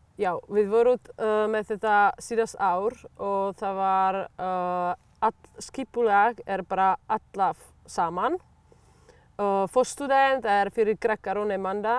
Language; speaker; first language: Icelandic; non-native, learner; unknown